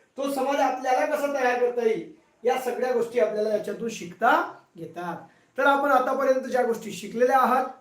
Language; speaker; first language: Marathi; non-native, local second language; Hindi